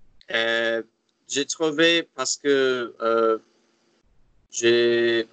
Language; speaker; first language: French; non-native, learner; English